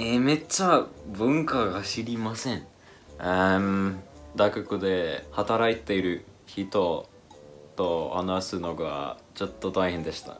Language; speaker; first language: Japanese; non-native, learner; Finnish